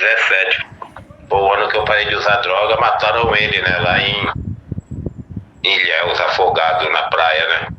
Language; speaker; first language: Portuguese; native; Portuguese